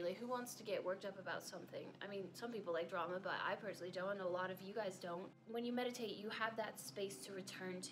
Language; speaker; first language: English; native; English